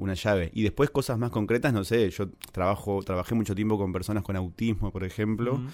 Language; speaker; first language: Spanish; native; Spanish